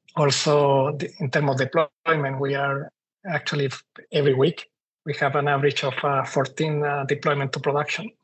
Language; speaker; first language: English; non-native, fluent; Spanish